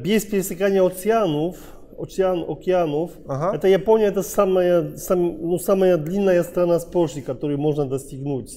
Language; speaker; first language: Russian; non-native, learner; Polish